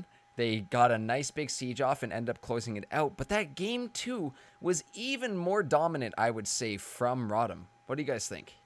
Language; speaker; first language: English; native; English